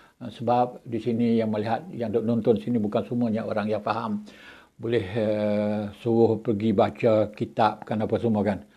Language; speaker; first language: Malay; native; Malay